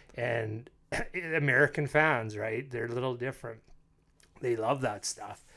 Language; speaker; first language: English; native; English